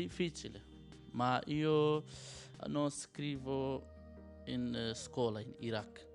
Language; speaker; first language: Italian; non-native, learner; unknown